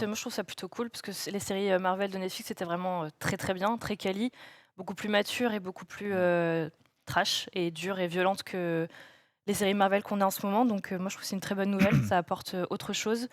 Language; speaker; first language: French; native; French